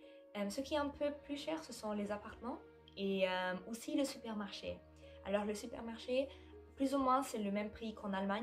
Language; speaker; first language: French; non-native, fluent; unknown